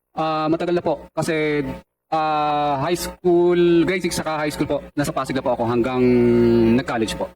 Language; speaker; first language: Filipino; non-native, local second language; Cebuano